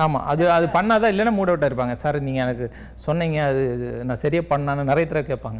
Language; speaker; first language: Tamil; native; Tamil